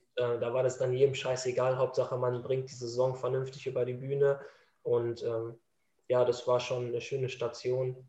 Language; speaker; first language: German; native; German